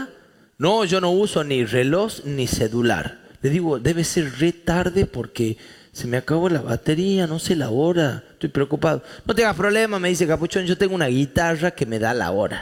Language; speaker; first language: Spanish; native; Spanish